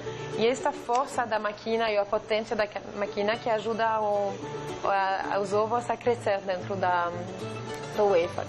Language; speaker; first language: Portuguese; non-native, fluent; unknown